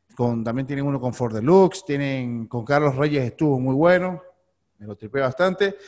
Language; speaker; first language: Spanish; native; Spanish